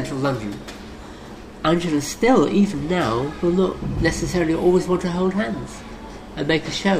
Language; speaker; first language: English; native; English